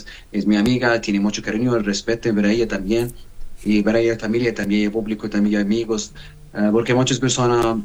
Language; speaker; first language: Spanish; non-native, learner; Arabic